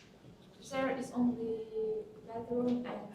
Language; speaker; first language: English; non-native, learner; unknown